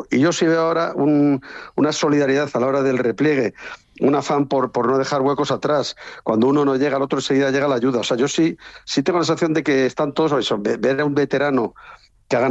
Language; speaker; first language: Spanish; native; Spanish